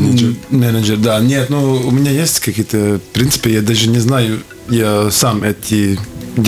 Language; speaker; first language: Russian; non-native, local second language; Latvian